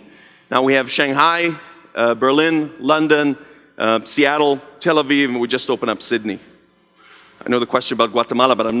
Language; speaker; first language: English; non-native, fluent; Hebrew